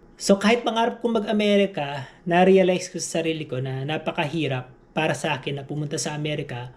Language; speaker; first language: Filipino; native; Filipino